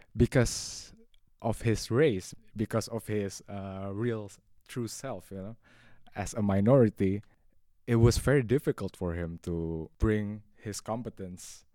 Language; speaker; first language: English; non-native, fluent; Indonesian